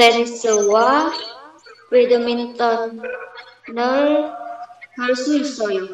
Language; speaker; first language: Korean; non-native, learner; Indonesian